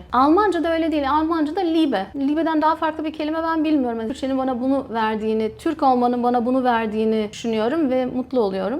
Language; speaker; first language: Turkish; early bilingual, heritage; Turkish